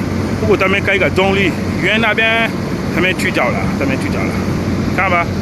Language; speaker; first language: Chinese; non-native, learner; French